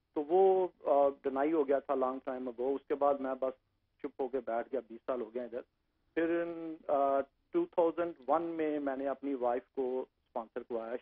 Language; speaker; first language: Urdu; native; Urdu